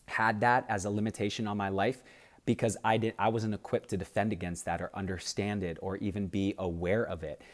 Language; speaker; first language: English; native; English